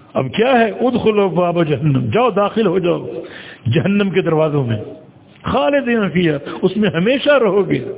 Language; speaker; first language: Urdu; native; Urdu